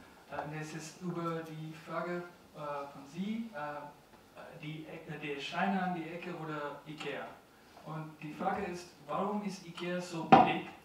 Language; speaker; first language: German; non-native, learner; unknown